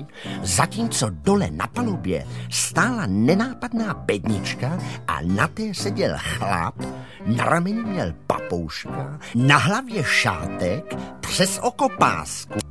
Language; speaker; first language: Czech; native; Czech